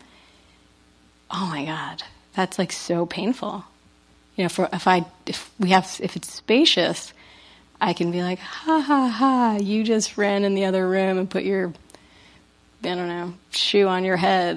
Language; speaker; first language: English; native; English